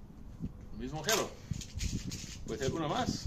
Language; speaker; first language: Spanish; non-native, fluent; English